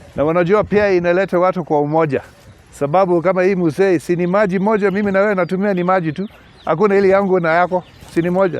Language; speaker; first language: Swahili; non-native, local second language; English